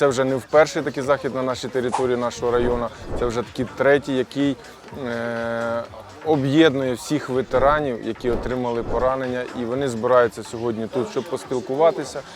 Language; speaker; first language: Ukrainian; non-native, local second language; Russian